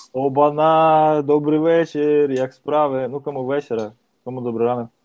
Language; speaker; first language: Ukrainian; native; Ukrainian